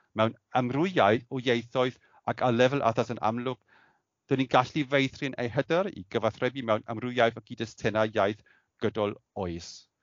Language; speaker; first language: Welsh; non-native, fluent; German